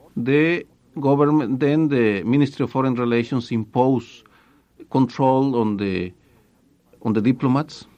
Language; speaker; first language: English; non-native, fluent; Spanish